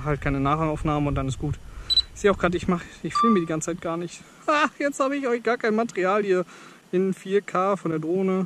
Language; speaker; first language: German; native; German